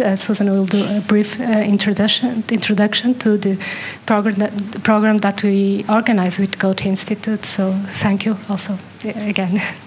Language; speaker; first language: English; non-native, fluent; Portuguese